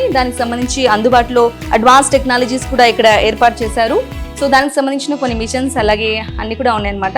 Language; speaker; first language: Telugu; native; Telugu